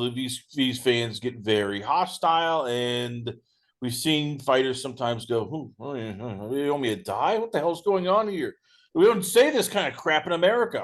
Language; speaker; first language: English; native; English